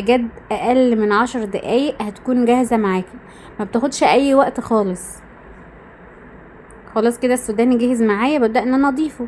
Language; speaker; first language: Arabic; native; Arabic